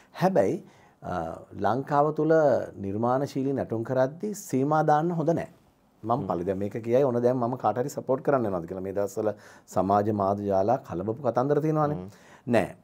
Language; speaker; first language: Sinhala; native; Sinhala